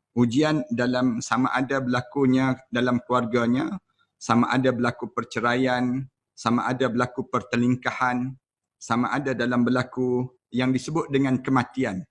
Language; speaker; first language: Malay; native; Malay